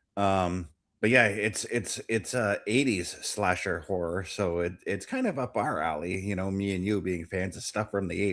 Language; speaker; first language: English; native; English